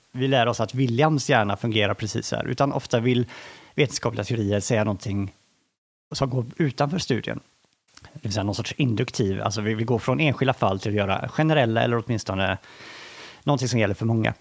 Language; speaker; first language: Swedish; native; Swedish